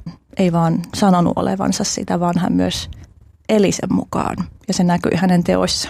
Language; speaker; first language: Finnish; early bilingual, other home language; Albanian